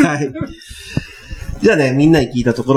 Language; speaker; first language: Japanese; native; Japanese